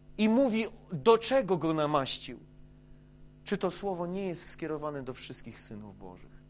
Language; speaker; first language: Polish; non-native, fluent; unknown